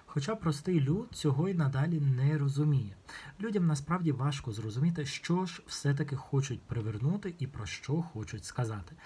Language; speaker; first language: Ukrainian; non-native, local second language; Russian